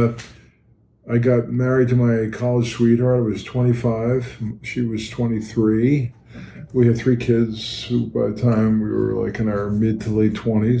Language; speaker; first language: English; native; English